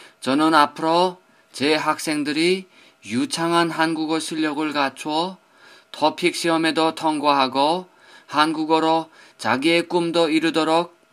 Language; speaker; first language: Korean; non-native, fluent; Polish